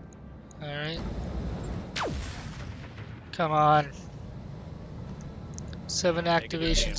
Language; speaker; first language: English; native; English